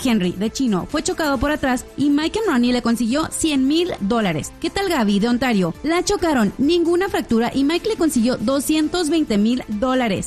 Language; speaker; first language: Spanish; native; Spanish